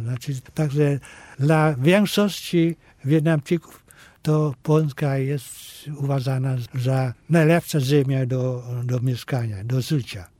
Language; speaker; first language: Polish; non-native, fluent; Vietnamese